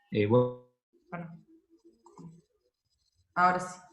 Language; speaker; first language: Spanish; native; Spanish